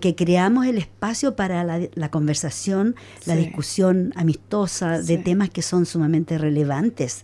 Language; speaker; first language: Spanish; native; Spanish